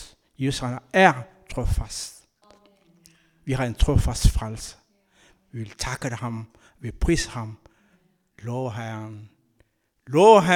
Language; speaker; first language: Danish; non-native, learner; Kabuverdianu